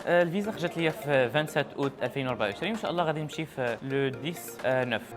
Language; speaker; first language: Arabic; native; Arabic